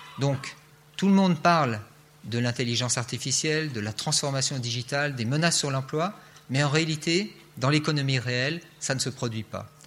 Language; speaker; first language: French; native; French